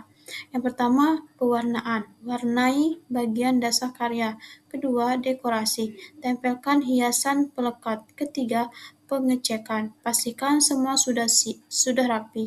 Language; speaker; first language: Indonesian; native; Indonesian